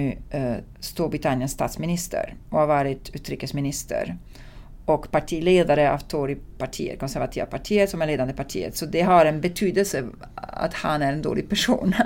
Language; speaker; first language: Swedish; non-native, fluent; Italian